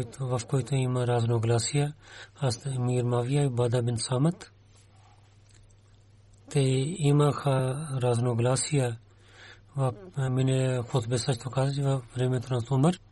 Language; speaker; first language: Bulgarian; non-native, learner; Urdu